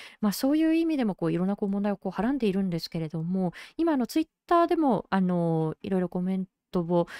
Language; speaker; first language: Japanese; native; Japanese